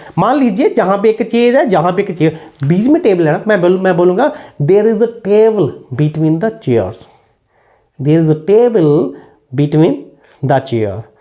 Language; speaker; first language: Hindi; native; Hindi